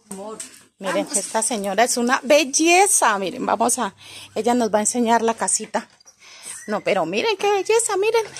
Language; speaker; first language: Spanish; native; Spanish